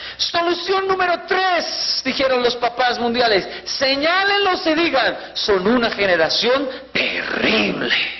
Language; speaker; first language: Spanish; native; Spanish